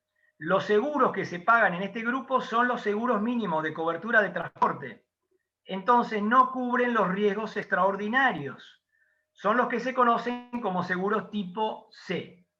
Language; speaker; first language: Spanish; native; Spanish